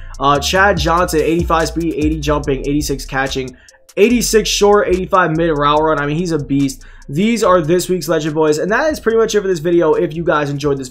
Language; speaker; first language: English; native; English